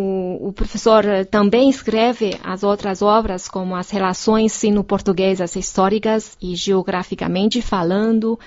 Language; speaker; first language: Portuguese; non-native, fluent; Chinese